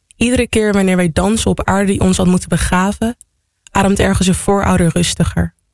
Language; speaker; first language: Dutch; native; Dutch